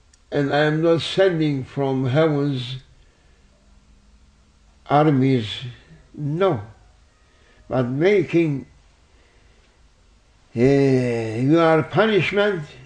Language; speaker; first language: English; non-native, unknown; Turkish